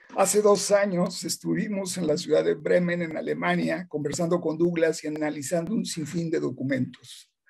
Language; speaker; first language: Spanish; native; Spanish